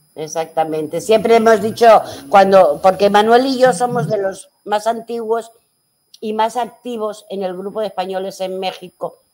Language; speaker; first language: Spanish; native; Spanish